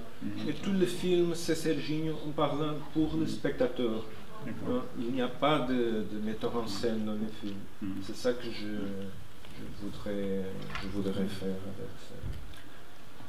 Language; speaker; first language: French; non-native, fluent; Portuguese